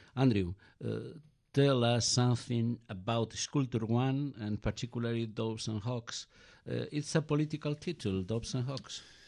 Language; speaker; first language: English; non-native, learner; Galician